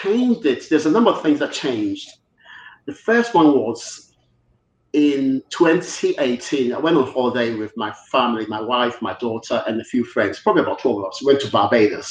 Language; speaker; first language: English; native; English